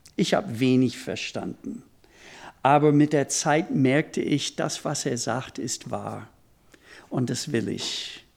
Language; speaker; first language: German; non-native, fluent; English